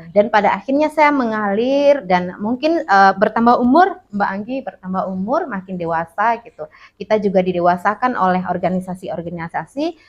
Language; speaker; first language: Indonesian; non-native, local second language; Minangkabau